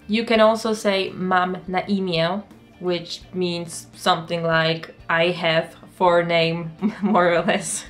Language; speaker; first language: English; non-native, fluent; Polish